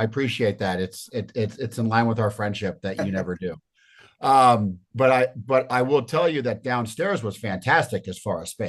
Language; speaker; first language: English; native; English